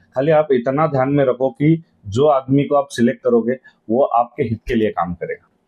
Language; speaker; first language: Hindi; non-native, local second language; Marathi